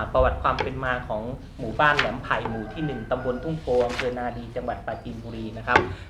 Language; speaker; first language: Thai; native; Thai